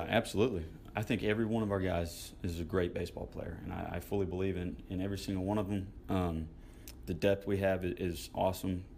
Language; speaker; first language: English; native; English